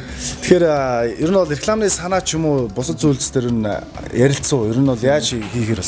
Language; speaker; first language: Mongolian; native; Mongolian